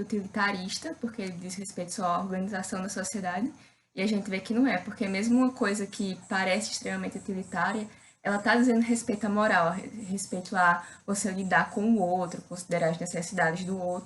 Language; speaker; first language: Portuguese; native; Portuguese